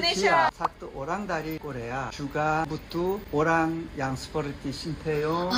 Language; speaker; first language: Indonesian; non-native, learner; Korean